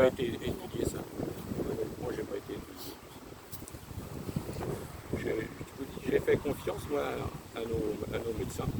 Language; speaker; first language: French; native; French